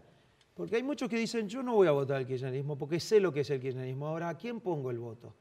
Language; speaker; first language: Spanish; native; Spanish